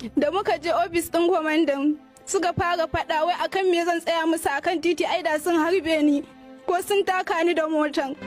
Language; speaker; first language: Hausa; native; Hausa